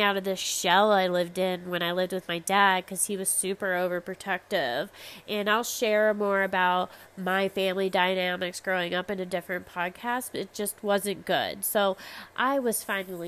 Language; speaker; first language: English; native; English